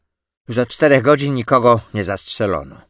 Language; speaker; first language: Polish; native; Polish